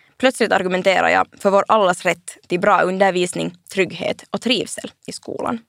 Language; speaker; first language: Swedish; native; Swedish